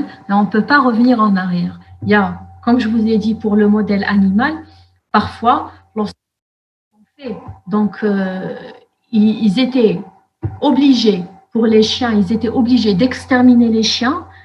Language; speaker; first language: French; non-native, local second language; Arabic